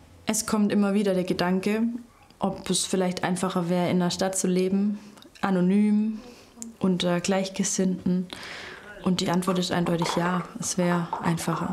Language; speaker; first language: German; native; German